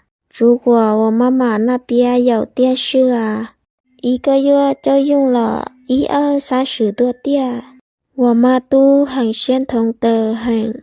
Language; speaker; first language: Chinese; non-native, fluent; Lao